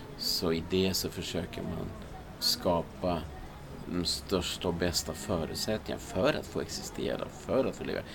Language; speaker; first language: Swedish; early bilingual, other home language; Spanish